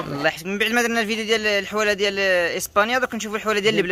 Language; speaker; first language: Arabic; native; Arabic